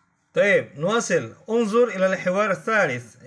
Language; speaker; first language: Arabic; non-native, fluent; Indonesian